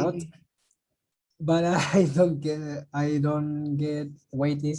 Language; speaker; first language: English; non-native, learner; Spanish